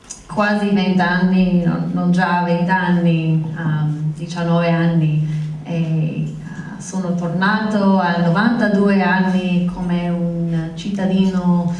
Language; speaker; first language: Italian; non-native, fluent; English